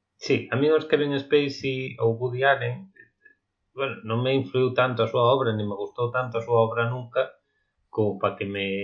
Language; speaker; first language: Galician; non-native, local second language; Spanish